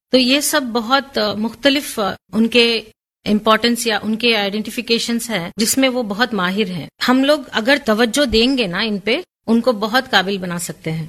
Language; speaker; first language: Urdu; native; Urdu